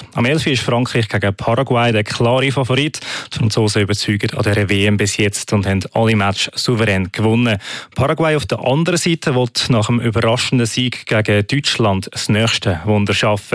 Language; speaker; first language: German; native; German